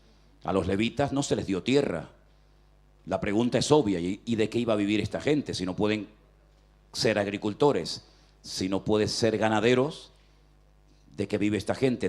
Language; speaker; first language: Spanish; native; Spanish